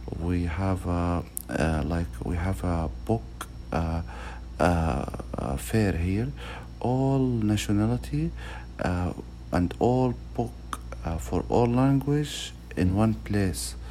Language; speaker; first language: English; non-native, learner; Arabic